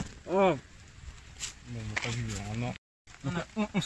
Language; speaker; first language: French; native; French